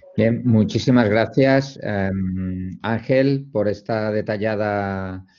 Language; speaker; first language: Spanish; non-native, local second language; Catalan